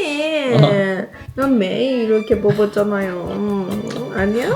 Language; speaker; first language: Korean; non-native, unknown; Persian